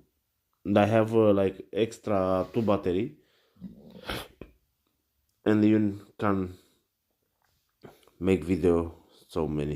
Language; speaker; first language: English; non-native, learner; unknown